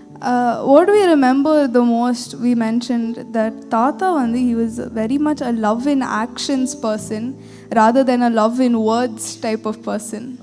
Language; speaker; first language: English; early bilingual, other home language; Tamil